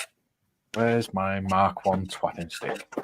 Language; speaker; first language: English; native; English